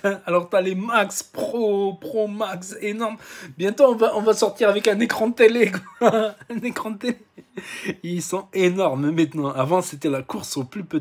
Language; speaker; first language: French; native; French